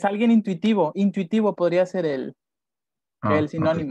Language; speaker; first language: Spanish; native; Spanish